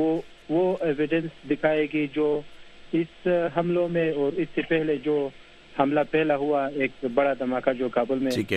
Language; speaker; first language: Hindi; non-native, fluent; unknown